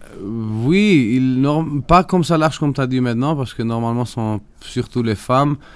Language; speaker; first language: French; non-native, fluent; Spanish